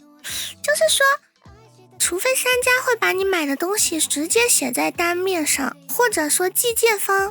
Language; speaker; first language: Chinese; native; Chinese